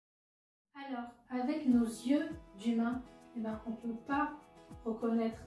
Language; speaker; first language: French; native; French